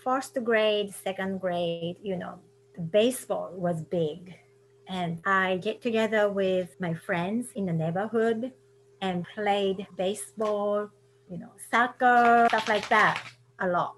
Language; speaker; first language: English; non-native, fluent; Japanese